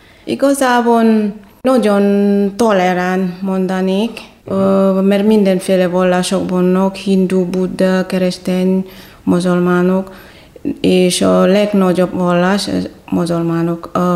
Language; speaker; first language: Hungarian; non-native, fluent; Batak Toba